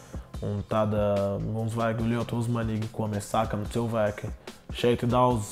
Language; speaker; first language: Latvian; non-native, learner; Portuguese